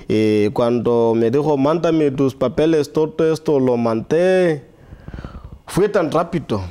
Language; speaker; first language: Spanish; non-native, learner; Southern Sotho